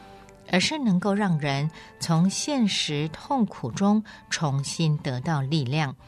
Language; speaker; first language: Chinese; native; Chinese